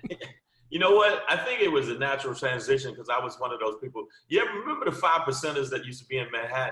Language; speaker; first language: English; native; English